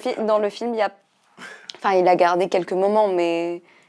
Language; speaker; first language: French; early bilingual, heritage; French